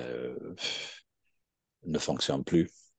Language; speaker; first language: French; non-native, fluent; English